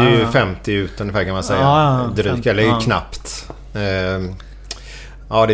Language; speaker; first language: Swedish; native; Swedish